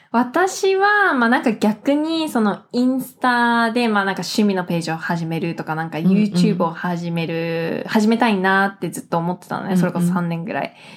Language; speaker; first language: Japanese; early bilingual, heritage; English